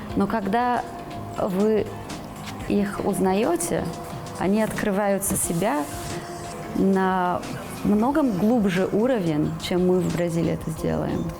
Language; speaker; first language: Russian; non-native, fluent; Portuguese